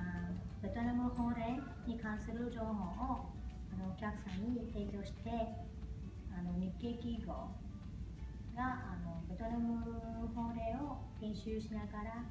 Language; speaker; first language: Japanese; non-native, learner; Vietnamese